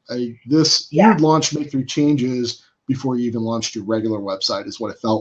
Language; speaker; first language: English; native; English